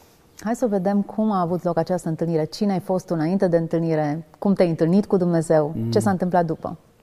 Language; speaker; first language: Romanian; native; Romanian